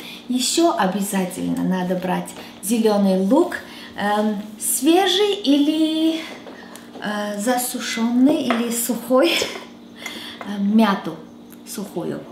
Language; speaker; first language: Russian; non-native, local second language; Armenian